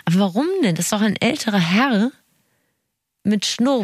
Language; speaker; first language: German; native; German